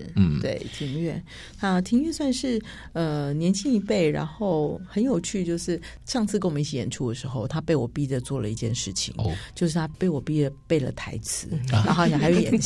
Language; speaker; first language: Chinese; native; Chinese